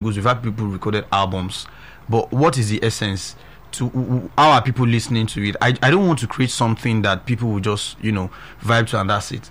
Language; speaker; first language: English; non-native, local second language; Yoruba